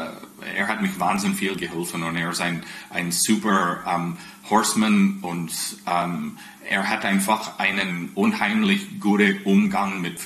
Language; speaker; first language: German; non-native, fluent; English